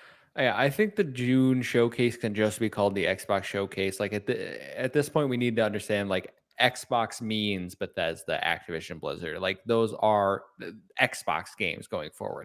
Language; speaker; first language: English; native; English